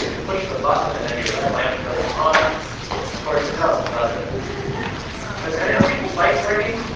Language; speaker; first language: English; native; English